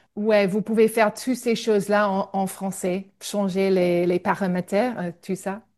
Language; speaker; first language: French; non-native, fluent; English